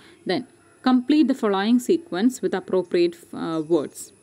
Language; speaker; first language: English; non-native, local second language; Malayalam